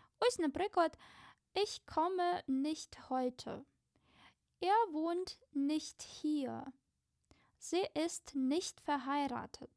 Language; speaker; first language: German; non-native, fluent; Ukrainian